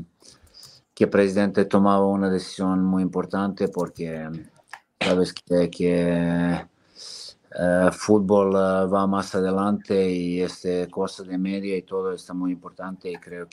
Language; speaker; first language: Spanish; non-native, fluent; Serbian